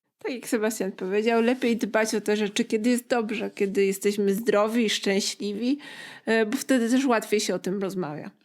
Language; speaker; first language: Polish; native; Polish